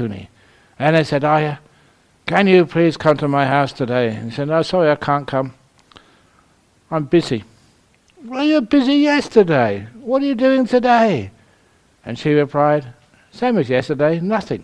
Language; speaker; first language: English; native; English